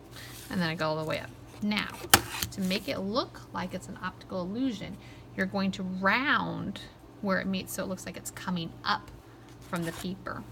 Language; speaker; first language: English; native; English